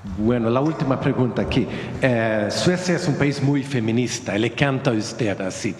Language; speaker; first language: Spanish; non-native, fluent; Swedish